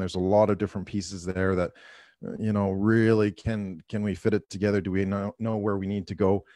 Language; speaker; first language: English; native; English